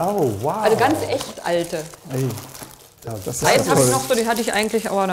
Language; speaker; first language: German; native; German